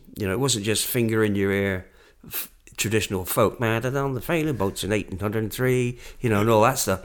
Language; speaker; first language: English; native; English